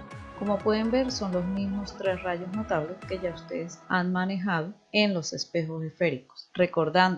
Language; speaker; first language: Spanish; native; Spanish